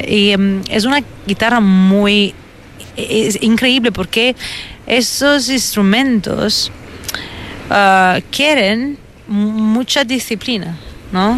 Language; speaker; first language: Spanish; non-native, fluent; Italian